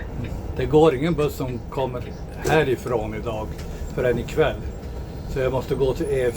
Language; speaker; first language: Swedish; non-native, fluent; English